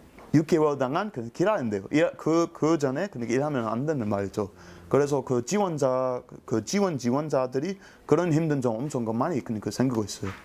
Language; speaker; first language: Korean; non-native, learner; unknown